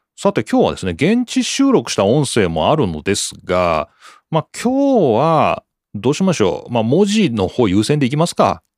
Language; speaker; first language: Japanese; native; Japanese